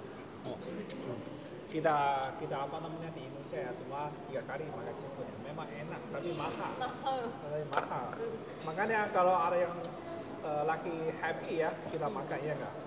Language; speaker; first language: Chinese; native; Chinese